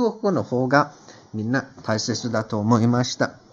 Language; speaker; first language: Japanese; non-native, fluent; Turkish